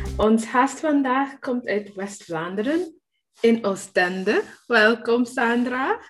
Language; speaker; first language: Dutch; non-native, learner; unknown